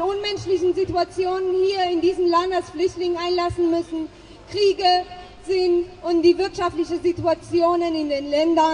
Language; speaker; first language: German; non-native, fluent; Persian